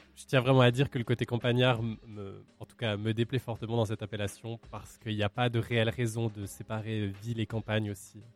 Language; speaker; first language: French; native; French